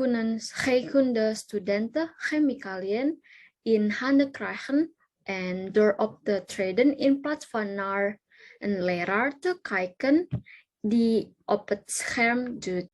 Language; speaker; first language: Dutch; non-native, learner; Indonesian